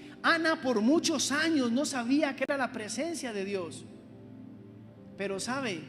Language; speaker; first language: Spanish; native; Spanish